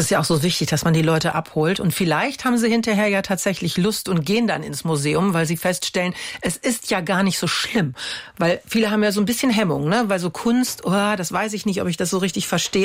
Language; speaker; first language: German; native; German